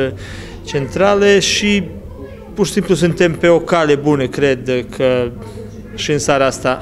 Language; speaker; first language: Romanian; early bilingual, heritage; Romanian